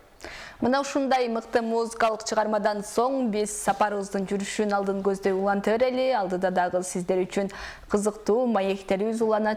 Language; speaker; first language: Kyrgyz; native; Kyrgyz